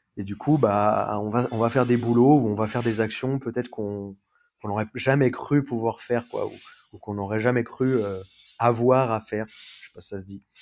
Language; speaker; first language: French; native; French